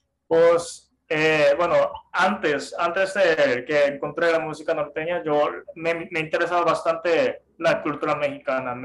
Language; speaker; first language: Spanish; non-native, fluent; Japanese